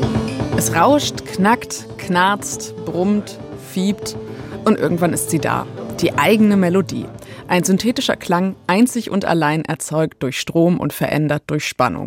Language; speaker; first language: German; native; German